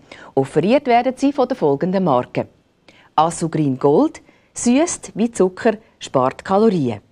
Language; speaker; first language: German; native; German